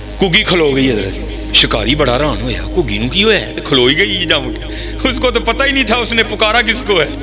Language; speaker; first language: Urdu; non-native, local second language; Punjabi